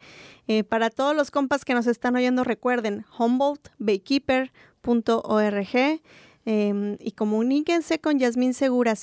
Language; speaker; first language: Spanish; native; Spanish